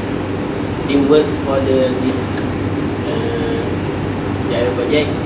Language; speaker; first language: English; non-native, local second language; Malay